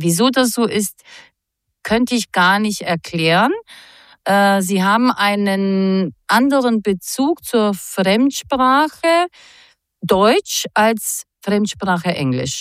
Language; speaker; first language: German; non-native, fluent; Croatian